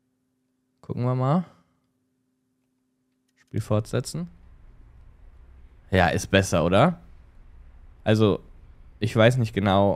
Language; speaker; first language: German; native; German